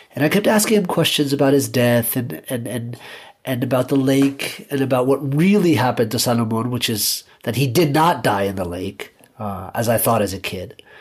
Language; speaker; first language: English; early bilingual, other home language; Spanish